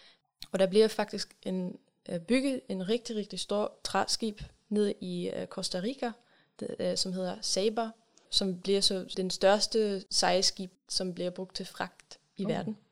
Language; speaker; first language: Danish; non-native, fluent; German